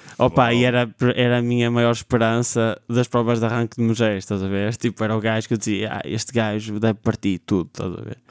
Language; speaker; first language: Portuguese; native; Portuguese